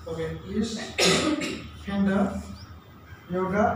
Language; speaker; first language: German; non-native, learner; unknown